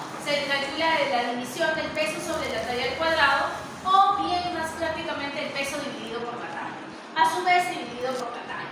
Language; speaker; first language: Spanish; native; Spanish